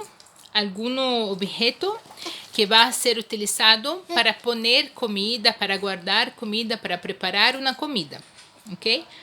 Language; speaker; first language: Spanish; non-native, fluent; Portuguese